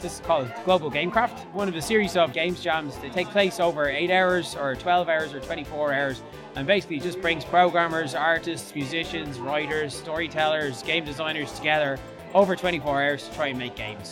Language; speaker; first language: English; native; English